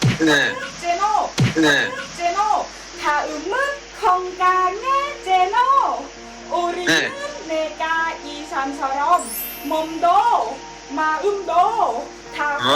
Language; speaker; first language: Korean; non-native, learner; Thai